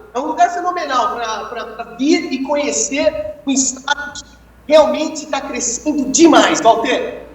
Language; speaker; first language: Portuguese; native; Portuguese